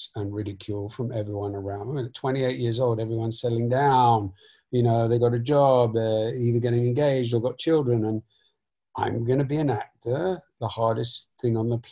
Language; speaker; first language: English; native; English